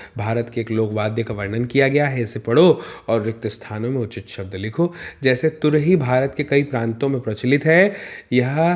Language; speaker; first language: Hindi; native; Hindi